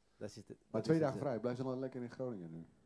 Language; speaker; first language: Dutch; native; Dutch